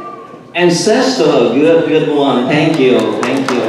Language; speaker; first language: English; non-native, fluent; Vietnamese